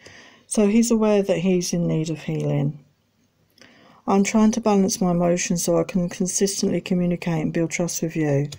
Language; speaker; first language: English; native; English